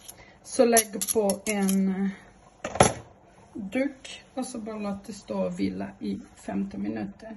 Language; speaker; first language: Swedish; non-native, learner; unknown